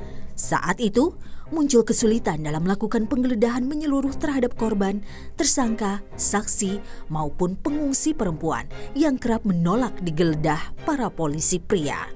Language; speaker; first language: Indonesian; native; Indonesian